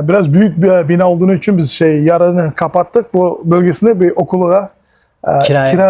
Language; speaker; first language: Turkish; non-native, learner; Uyghur